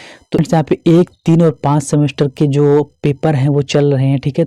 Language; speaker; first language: Hindi; native; Hindi